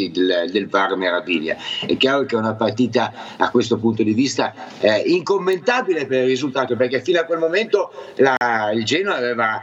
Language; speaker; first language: Italian; native; Italian